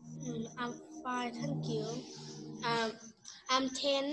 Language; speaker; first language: English; non-native, learner; Vietnamese